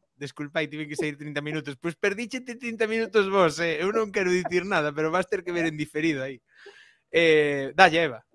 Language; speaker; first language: Galician; native; Galician